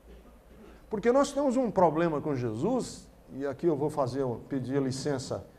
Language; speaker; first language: Portuguese; native; Portuguese